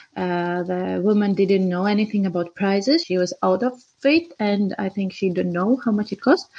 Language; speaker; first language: English; non-native, fluent; Latvian